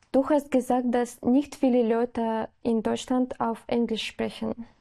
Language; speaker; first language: German; non-native, learner; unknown